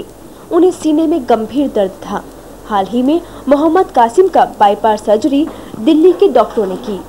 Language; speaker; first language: Hindi; native; Hindi